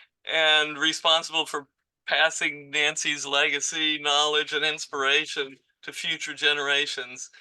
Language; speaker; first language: English; native; English